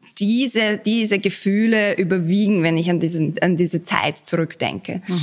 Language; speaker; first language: German; early bilingual, other home language; Bosnian